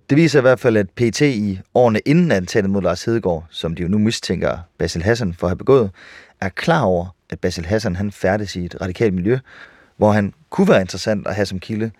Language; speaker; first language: Danish; native; Danish